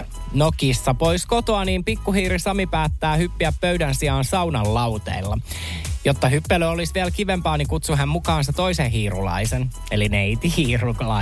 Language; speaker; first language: Finnish; native; Finnish